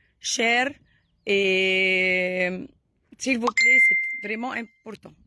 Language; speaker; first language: French; non-native, learner; Arabic